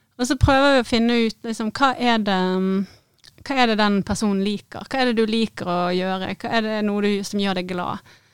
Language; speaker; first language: Norwegian; native; Norwegian